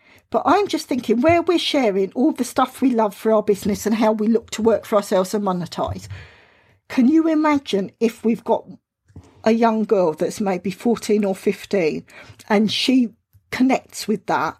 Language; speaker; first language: English; native; English